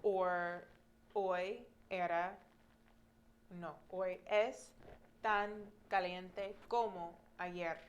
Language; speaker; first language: Spanish; non-native, fluent; English